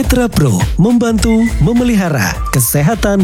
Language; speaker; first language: Indonesian; native; Indonesian